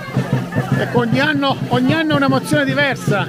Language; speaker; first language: Italian; native; Italian